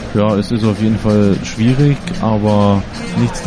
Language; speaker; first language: German; native; German